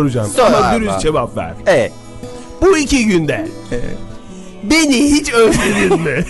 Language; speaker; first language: Turkish; native; Turkish